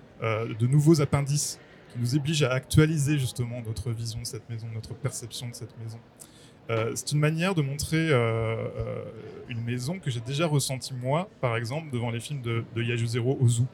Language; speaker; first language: French; native; French